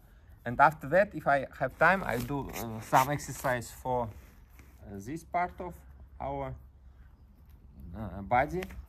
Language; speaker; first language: English; non-native, learner; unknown